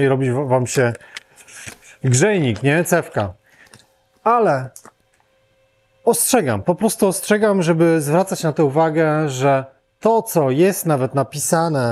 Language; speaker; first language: Polish; native; Polish